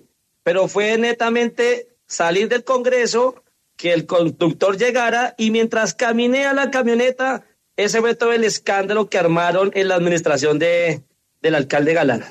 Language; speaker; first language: Spanish; native; Spanish